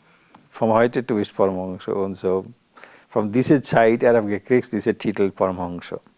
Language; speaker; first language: German; non-native, learner; Bangla